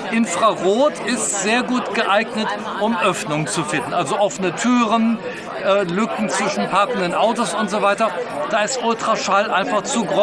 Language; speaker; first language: German; native; German